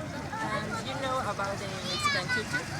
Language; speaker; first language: English; non-native, learner; Spanish